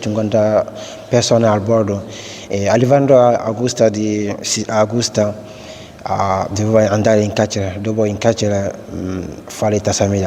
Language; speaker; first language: Italian; non-native, fluent; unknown